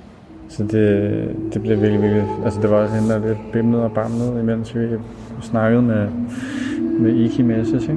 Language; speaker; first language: Danish; native; Danish